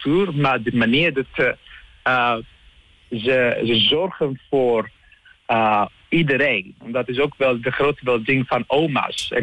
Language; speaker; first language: Dutch; non-native, fluent; Italian